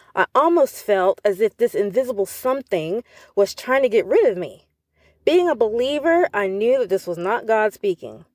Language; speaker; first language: English; native; English